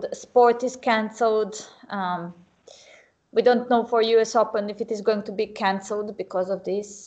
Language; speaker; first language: English; non-native, fluent; Serbian